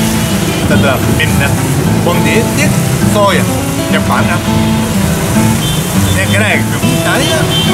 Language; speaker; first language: Vietnamese; non-native, learner; Japanese